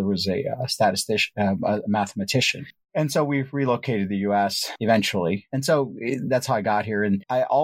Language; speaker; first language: English; native; English